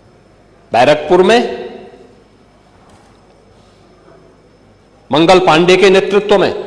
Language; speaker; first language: Hindi; native; Hindi